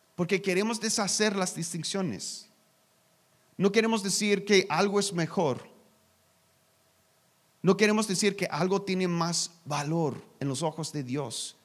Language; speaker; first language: Spanish; non-native, learner; English